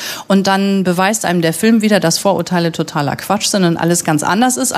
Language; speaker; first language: German; native; German